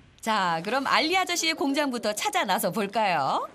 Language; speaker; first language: Korean; native; Korean